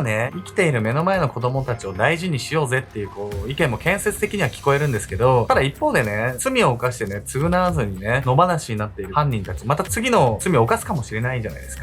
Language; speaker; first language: Japanese; native; Japanese